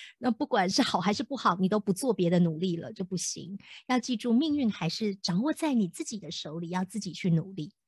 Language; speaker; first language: Chinese; native; Chinese